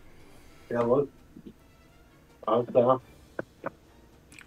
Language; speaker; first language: German; native; German